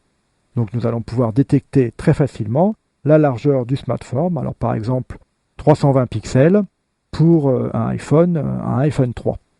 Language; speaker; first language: French; native; French